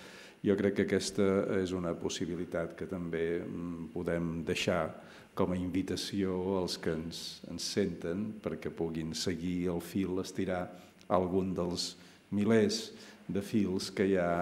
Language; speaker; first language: Catalan; native; Catalan